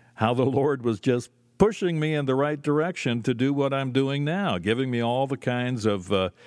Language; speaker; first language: English; native; English